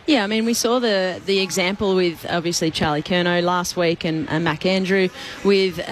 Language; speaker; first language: English; native; English